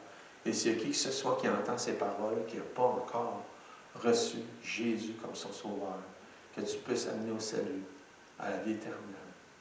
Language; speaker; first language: French; native; French